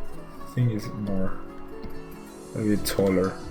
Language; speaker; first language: English; non-native, fluent; Spanish